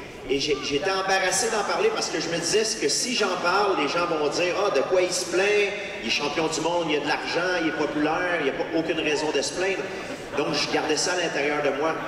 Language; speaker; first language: French; native; French